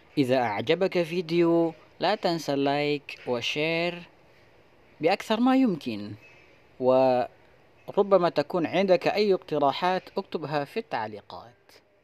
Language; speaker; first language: Arabic; non-native, fluent; Indonesian